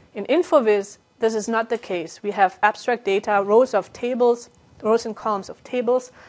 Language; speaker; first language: English; non-native, fluent; German